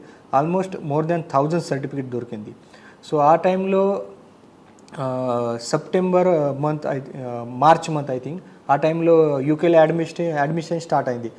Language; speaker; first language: Telugu; non-native, fluent; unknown